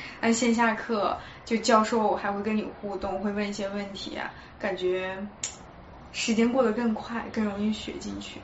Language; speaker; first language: Chinese; native; Chinese